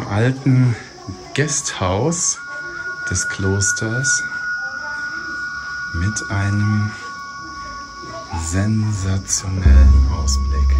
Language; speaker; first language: German; native; German